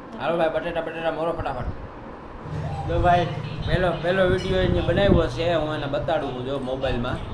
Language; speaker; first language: Gujarati; native; Gujarati